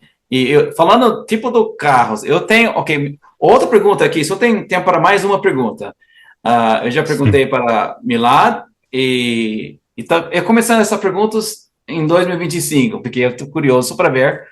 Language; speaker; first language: Portuguese; non-native, fluent; English